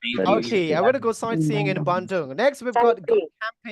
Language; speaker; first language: English; non-native, learner; Indonesian